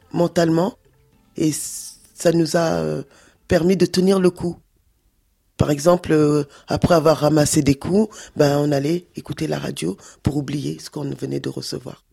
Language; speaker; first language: French; early bilingual, other home language; Wolof